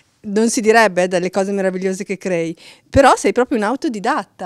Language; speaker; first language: Italian; native; Italian